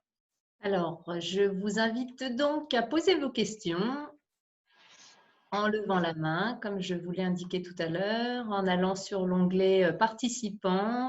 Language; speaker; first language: French; native; French